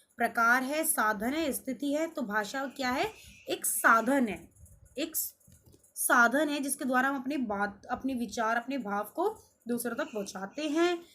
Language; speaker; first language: Hindi; native; Hindi